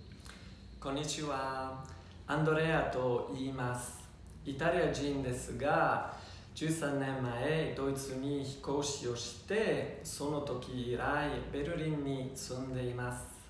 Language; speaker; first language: Japanese; non-native, learner; Italian